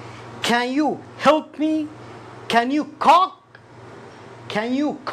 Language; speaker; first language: English; non-native, fluent; Arabic